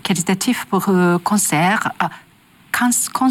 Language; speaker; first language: French; non-native, learner; Japanese